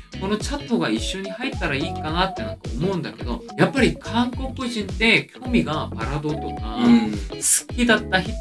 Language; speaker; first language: Japanese; non-native, fluent; Korean